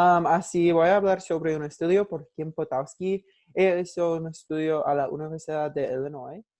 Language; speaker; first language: Spanish; non-native, learner; English